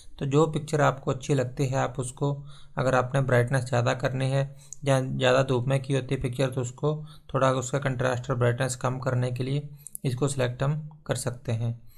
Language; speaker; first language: Hindi; non-native, local second language; Punjabi